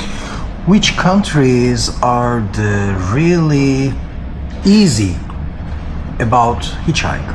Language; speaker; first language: English; non-native, learner; Turkish